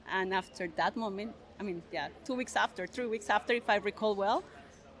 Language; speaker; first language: English; non-native, fluent; Spanish